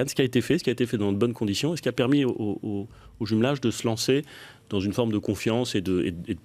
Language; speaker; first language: French; native; French